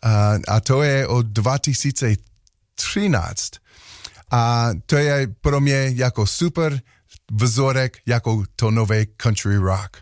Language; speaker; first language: Czech; non-native, learner; English